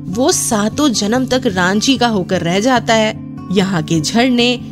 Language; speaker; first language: Hindi; native; Hindi